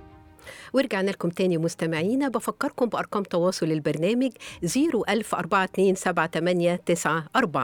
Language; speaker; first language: Arabic; native; Arabic